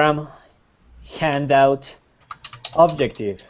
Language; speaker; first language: English; non-native, learner; Spanish